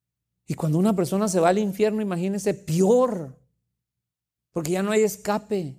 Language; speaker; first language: Spanish; native; Spanish